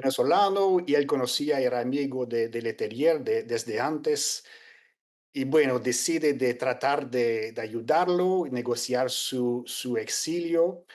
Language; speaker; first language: Spanish; non-native, fluent; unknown